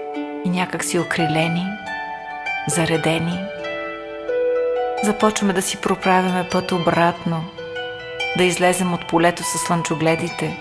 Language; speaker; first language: Bulgarian; native; Bulgarian